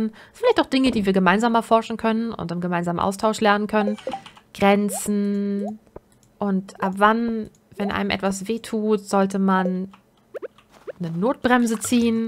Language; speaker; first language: German; native; German